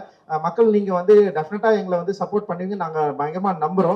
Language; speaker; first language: Tamil; native; Tamil